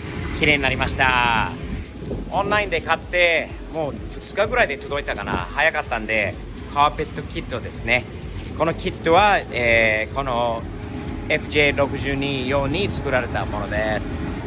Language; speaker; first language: Japanese; native; Japanese